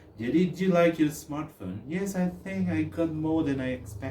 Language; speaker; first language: English; non-native, fluent; Indonesian